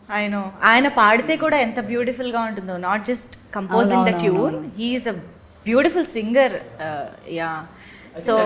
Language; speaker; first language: Telugu; native; Telugu